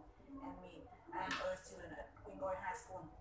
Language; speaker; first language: English; non-native, learner; Vietnamese